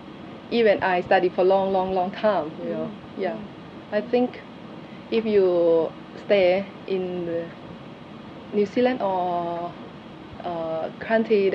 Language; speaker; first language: English; non-native, learner; Thai